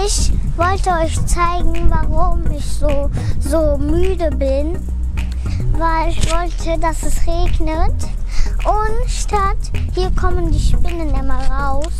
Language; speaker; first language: German; early bilingual, other home language; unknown